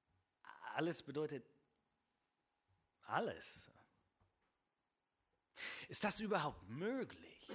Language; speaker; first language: German; non-native, fluent; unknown